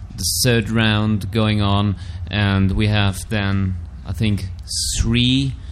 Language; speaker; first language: English; non-native, fluent; German